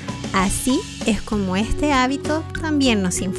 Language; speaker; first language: Spanish; native; Spanish